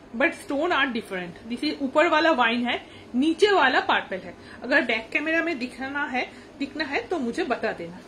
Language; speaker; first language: Hindi; non-native, local second language; Bangla